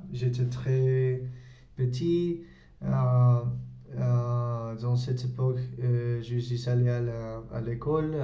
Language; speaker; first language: French; non-native, learner; Spanish